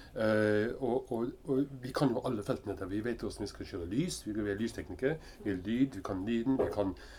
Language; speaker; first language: Norwegian; early bilingual, heritage; Norwegian